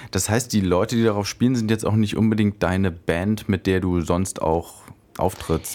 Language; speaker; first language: German; native; German